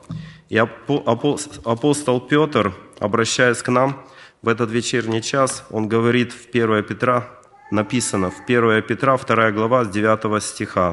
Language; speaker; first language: Russian; native; Russian